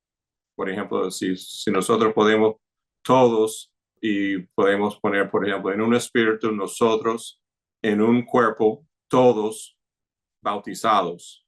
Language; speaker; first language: Spanish; non-native, fluent; English